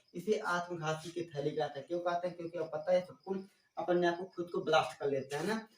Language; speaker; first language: Hindi; native; Hindi